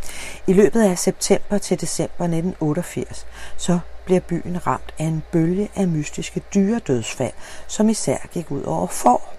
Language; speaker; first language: Danish; native; Danish